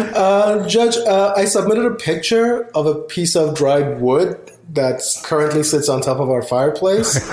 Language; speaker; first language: English; non-native, fluent; Persian